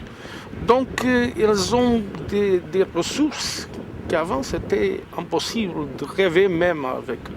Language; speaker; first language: French; non-native, fluent; Portuguese